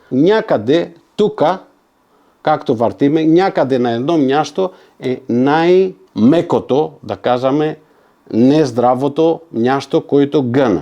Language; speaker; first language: Bulgarian; non-native, fluent; Macedonian